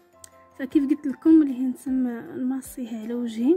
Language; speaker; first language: Arabic; native; Arabic